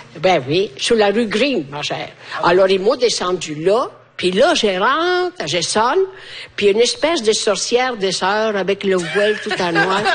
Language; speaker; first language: French; non-native, fluent; Italian